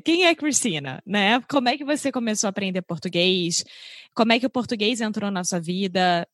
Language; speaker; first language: Portuguese; native; Portuguese